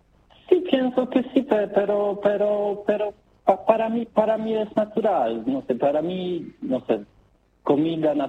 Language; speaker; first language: Spanish; non-native, learner; Polish